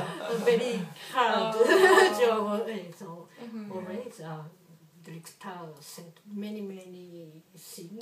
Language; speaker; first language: English; non-native, learner; Japanese